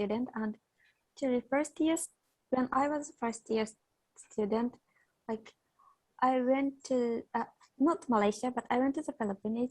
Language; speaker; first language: English; non-native, fluent; Japanese